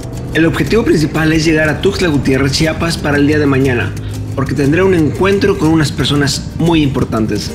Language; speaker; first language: Spanish; native; Spanish